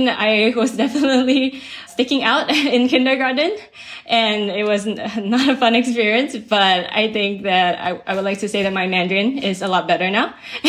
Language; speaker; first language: English; native; English